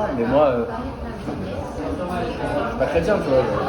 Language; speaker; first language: French; native; French